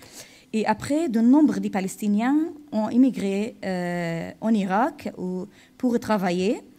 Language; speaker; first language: French; non-native, fluent; Arabic